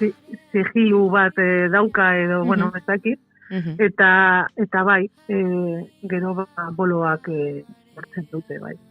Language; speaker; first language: Basque; non-native, local second language; Spanish